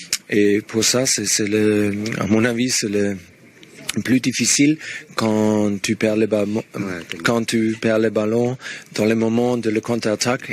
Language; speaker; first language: French; non-native, learner; Spanish